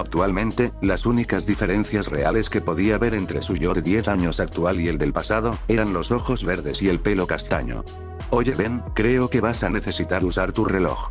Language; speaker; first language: Spanish; native; Spanish